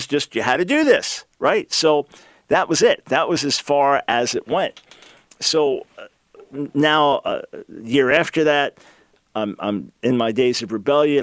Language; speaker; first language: English; native; English